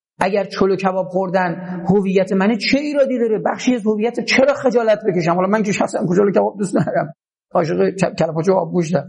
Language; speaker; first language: Persian; native; Persian